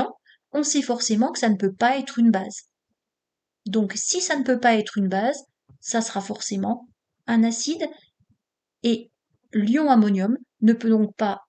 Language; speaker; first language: French; native; French